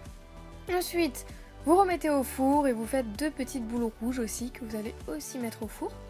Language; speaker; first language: French; native; French